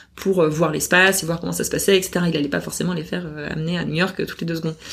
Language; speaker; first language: French; native; French